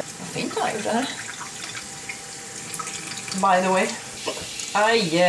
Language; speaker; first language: Swedish; native; Swedish